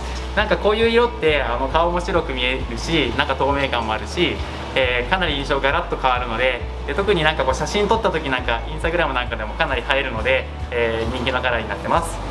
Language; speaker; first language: Japanese; native; Japanese